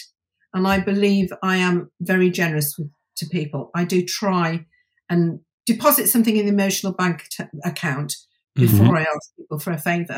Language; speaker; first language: English; native; English